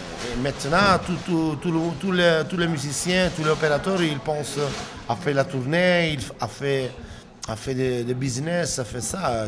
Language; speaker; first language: French; non-native, learner; Italian